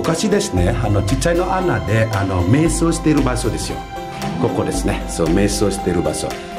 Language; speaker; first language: Japanese; non-native, fluent; Indonesian